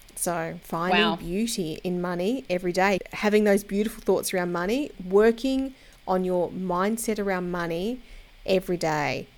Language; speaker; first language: English; native; English